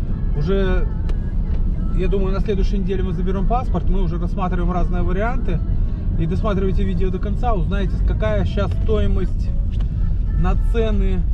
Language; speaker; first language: Russian; native; Russian